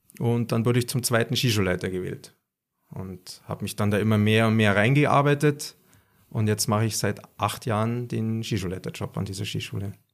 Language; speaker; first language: German; native; German